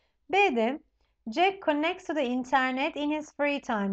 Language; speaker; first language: English; non-native, fluent; Turkish